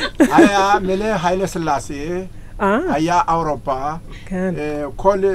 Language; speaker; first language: Hebrew; non-native, learner; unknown